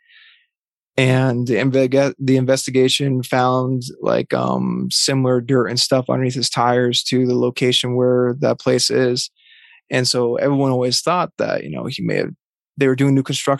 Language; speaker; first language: English; native; English